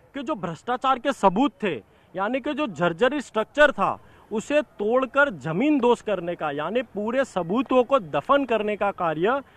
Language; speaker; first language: Hindi; non-native, local second language; Gujarati